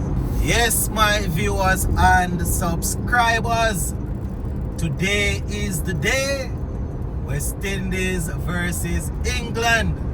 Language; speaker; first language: English; native; English